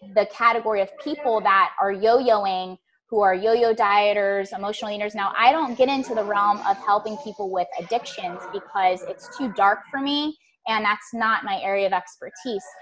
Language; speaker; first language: English; native; English